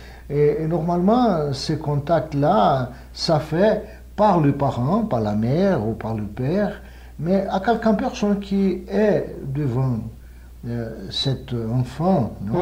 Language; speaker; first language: French; non-native, fluent; Portuguese